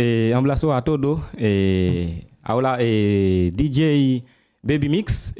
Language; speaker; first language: Spanish; non-native, learner; Haitian Creole